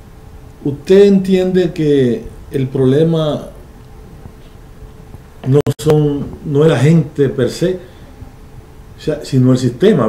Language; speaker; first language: Spanish; native; Spanish